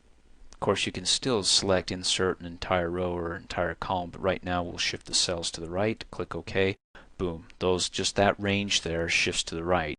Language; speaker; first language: English; native; English